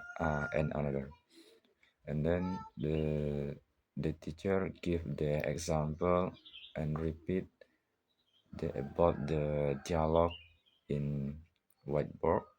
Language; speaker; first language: English; non-native, learner; Indonesian